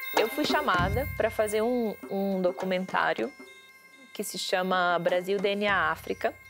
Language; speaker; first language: Portuguese; early bilingual, heritage; Portuguese